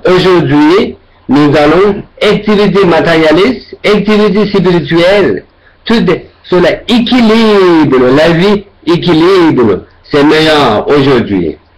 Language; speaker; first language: French; non-native, learner; Tibetan